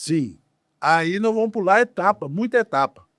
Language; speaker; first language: Portuguese; native; Portuguese